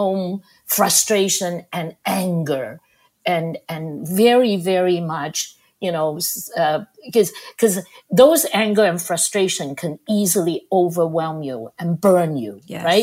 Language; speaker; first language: English; non-native, local second language; Cantonese